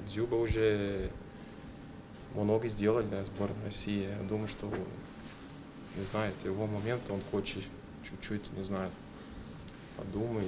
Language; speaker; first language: Russian; non-native, fluent; Portuguese